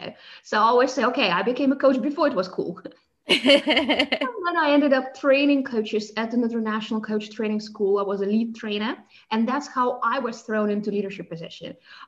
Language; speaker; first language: English; non-native, fluent; Russian